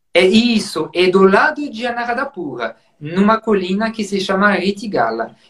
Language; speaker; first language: Portuguese; non-native, fluent; French